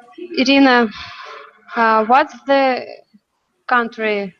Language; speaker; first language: English; non-native, learner; Russian